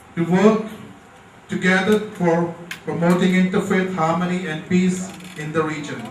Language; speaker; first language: English; non-native, local second language; Urdu